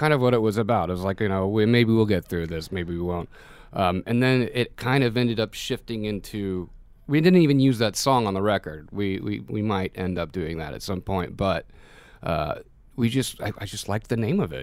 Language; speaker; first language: English; native; English